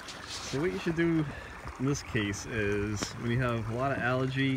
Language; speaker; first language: English; native; English